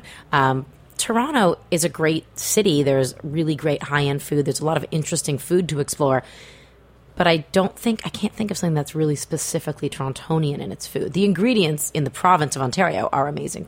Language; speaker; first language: English; native; English